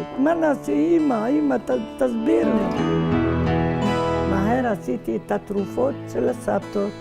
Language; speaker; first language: Hebrew; non-native, fluent; Arabic